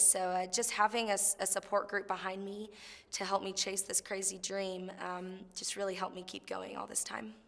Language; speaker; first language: English; native; English